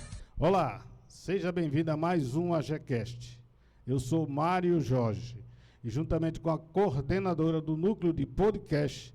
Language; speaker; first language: Portuguese; native; Portuguese